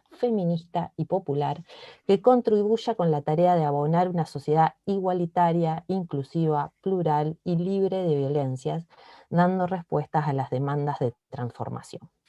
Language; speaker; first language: Spanish; native; Spanish